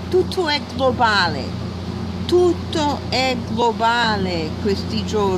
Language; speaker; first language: Italian; early bilingual, heritage; Italian